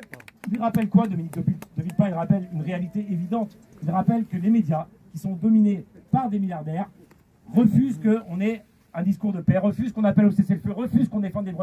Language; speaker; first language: French; native; French